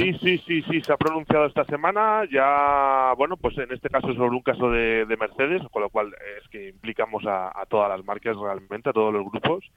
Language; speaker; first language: Spanish; native; Spanish